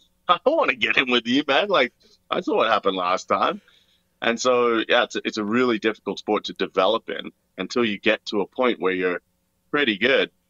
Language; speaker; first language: English; native; English